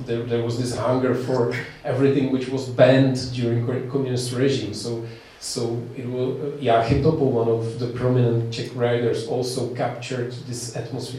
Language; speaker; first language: English; non-native, fluent; Czech